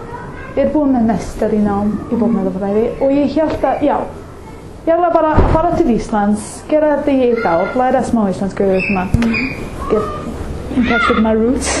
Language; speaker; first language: Icelandic; non-native, learner; English